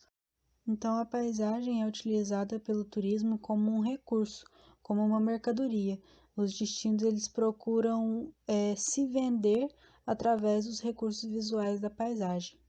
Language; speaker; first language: Portuguese; native; Portuguese